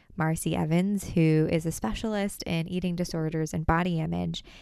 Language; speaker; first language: English; native; English